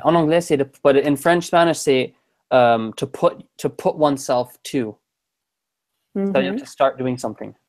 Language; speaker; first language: French; non-native, fluent; English